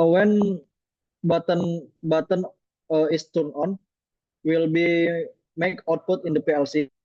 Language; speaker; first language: English; non-native, learner; Indonesian